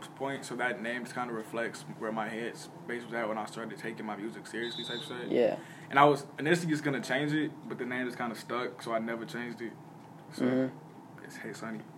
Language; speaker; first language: English; native; English